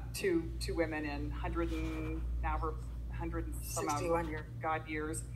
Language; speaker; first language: English; native; English